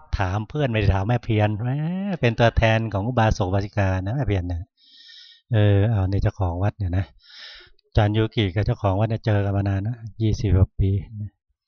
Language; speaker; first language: Thai; native; Thai